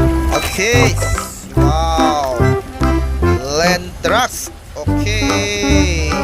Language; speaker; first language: English; non-native, learner; Indonesian